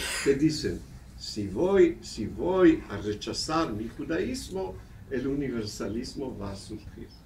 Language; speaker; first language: Spanish; non-native, fluent; Hebrew